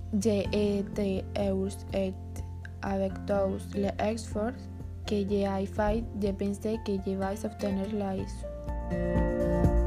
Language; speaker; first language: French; non-native, learner; Spanish